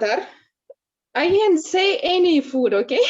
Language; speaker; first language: English; non-native, learner; Russian